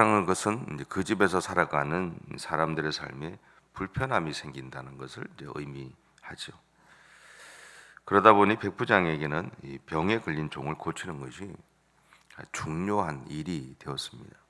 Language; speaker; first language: Korean; native; Korean